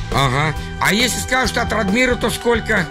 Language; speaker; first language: Russian; native; Russian